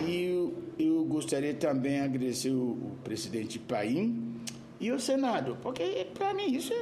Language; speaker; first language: Portuguese; non-native, fluent; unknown